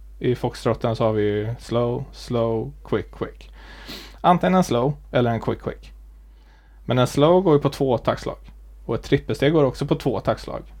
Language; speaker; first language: Swedish; native; Swedish